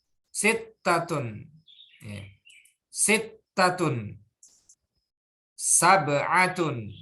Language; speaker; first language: Arabic; non-native, fluent; Indonesian